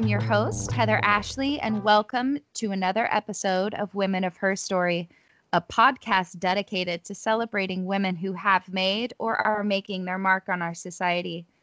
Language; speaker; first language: English; native; English